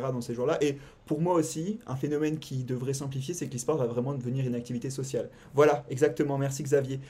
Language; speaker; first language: French; native; French